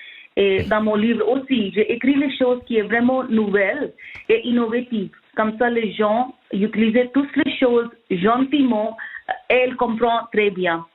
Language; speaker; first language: French; non-native, learner; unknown